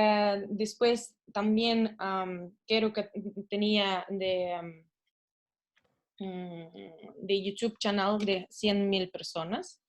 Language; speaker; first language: Spanish; non-native, learner; Russian